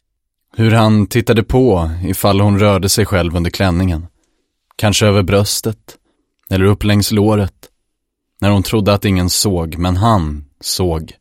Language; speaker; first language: Swedish; native; Swedish